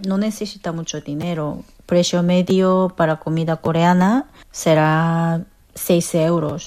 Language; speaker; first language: Spanish; non-native, fluent; Korean